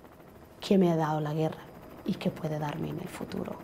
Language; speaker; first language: Spanish; non-native, fluent; Arabic